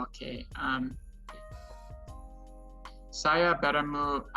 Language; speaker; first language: Indonesian; non-native, learner; English